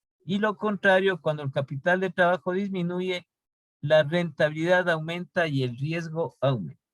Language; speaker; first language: Spanish; native; Spanish